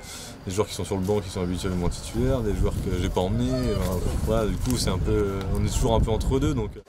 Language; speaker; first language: French; native; French